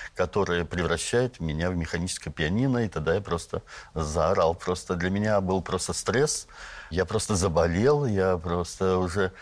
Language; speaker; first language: Russian; native; Russian